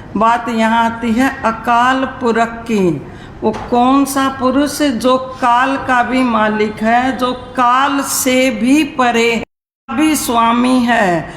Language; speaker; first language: Hindi; native; Hindi